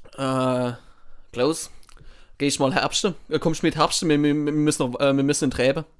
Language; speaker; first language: German; native; German